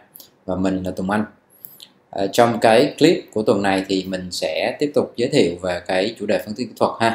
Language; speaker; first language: Vietnamese; native; Vietnamese